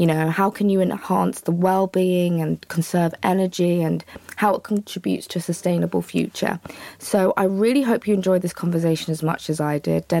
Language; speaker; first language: English; native; English